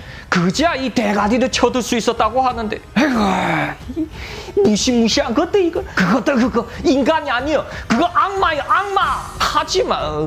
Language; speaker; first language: Korean; native; Korean